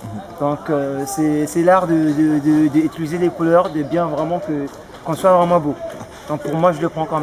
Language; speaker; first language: French; non-native, local second language; Lingala